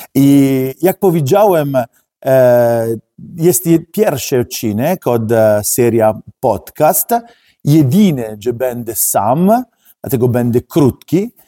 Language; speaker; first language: Polish; non-native, learner; Italian